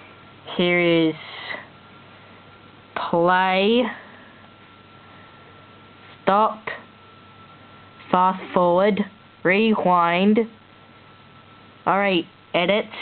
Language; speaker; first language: English; native; English